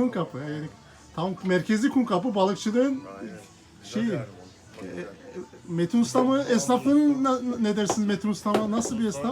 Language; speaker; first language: Turkish; native; Turkish